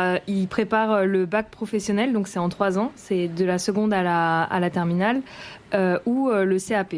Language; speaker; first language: French; native; French